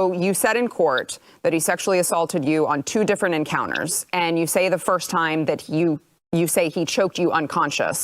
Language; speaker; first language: English; native; English